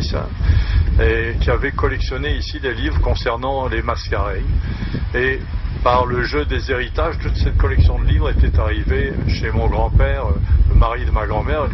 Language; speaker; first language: French; native; French